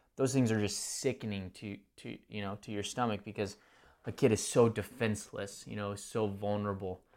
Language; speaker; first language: English; native; English